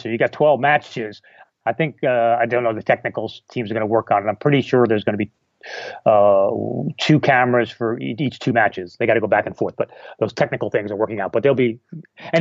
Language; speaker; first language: English; native; English